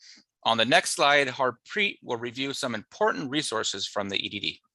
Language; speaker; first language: English; native; English